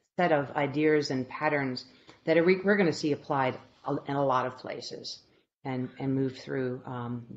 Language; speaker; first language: English; native; English